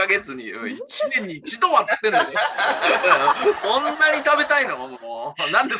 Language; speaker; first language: Japanese; native; Japanese